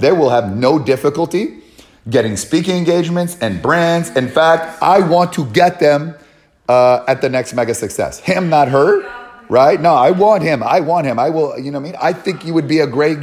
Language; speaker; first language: English; native; English